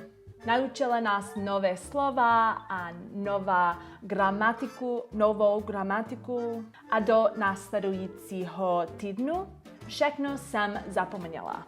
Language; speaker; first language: Czech; non-native, learner; English